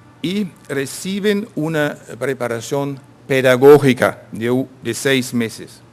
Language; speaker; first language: Spanish; non-native, fluent; German